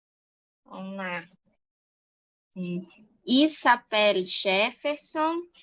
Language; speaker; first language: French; non-native, learner; Portuguese